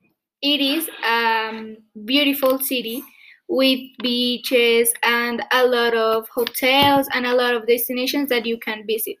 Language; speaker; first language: English; non-native, fluent; Spanish